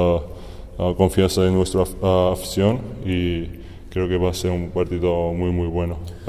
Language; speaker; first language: Spanish; non-native, fluent; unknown